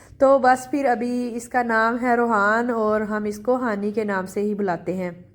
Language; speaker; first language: Urdu; native; Urdu